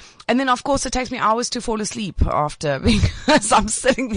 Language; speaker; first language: English; native; English